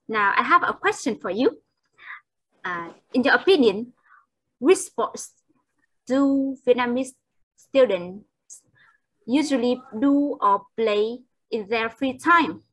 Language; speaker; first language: English; non-native, fluent; Vietnamese